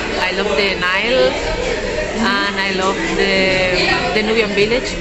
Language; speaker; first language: English; non-native, fluent; Spanish